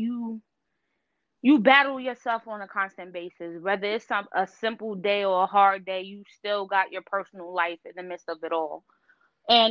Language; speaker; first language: English; native; English